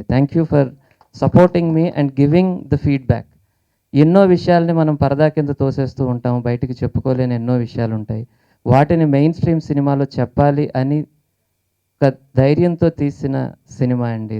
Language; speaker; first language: Telugu; native; Telugu